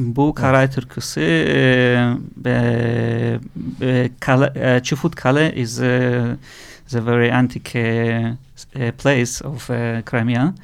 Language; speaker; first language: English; non-native, learner; Russian